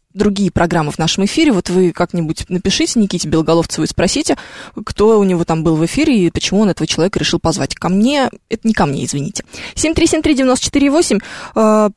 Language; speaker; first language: Russian; native; Russian